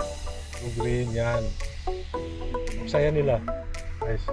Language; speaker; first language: Filipino; non-native, local second language; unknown